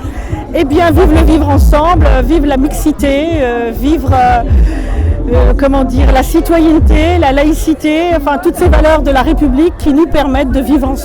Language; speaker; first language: French; native; French